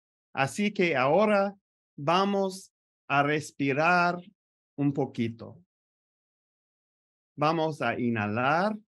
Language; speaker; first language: Spanish; non-native, fluent; French